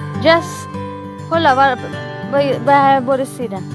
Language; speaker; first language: Swedish; non-native, learner; Filipino